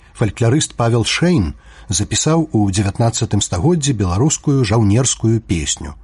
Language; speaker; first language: Belarusian; native; Belarusian